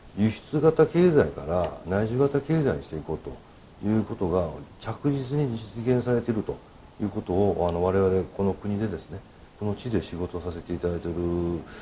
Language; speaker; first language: Japanese; native; Japanese